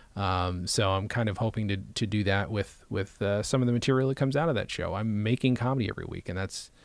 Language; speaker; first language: English; native; English